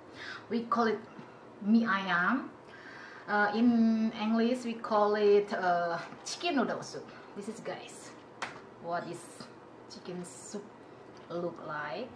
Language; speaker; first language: English; non-native, learner; Indonesian